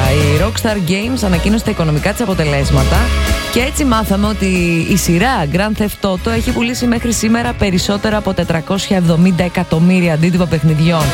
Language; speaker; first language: Greek; native; Greek